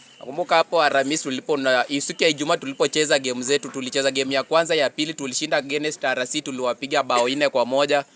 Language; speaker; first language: Swahili; non-native, local second language; Luyia